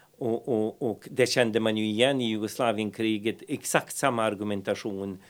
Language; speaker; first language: Swedish; non-native, fluent; Bosnian